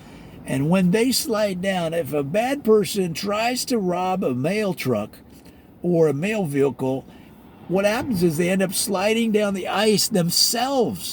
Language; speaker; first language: English; native; English